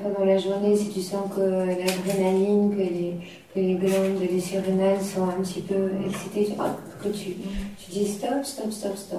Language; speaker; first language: French; native; French